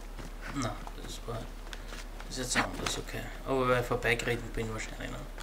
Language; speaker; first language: German; native; German